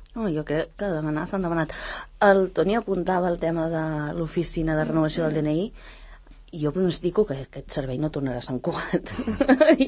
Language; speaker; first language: Catalan; native; Catalan